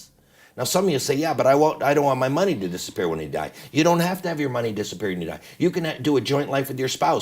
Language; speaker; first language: English; native; English